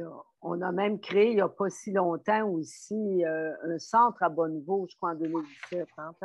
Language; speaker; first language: French; native; French